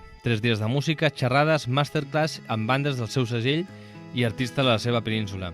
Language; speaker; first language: Catalan; native; Catalan